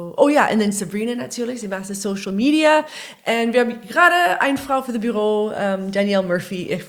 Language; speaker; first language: German; non-native, learner; English